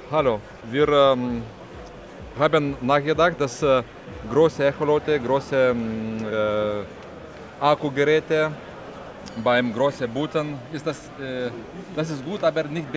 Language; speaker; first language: German; non-native, fluent; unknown